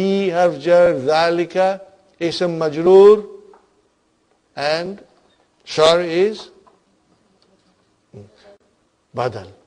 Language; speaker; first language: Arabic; non-native, fluent; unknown